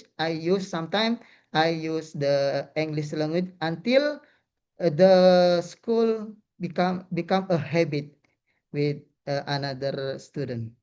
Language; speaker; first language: English; non-native, learner; Indonesian